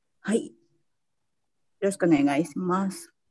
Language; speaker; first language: Japanese; non-native, fluent; Indonesian